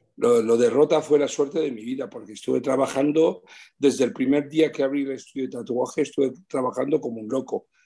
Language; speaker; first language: Spanish; early bilingual, heritage; Spanish